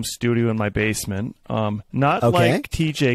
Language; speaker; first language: English; native; English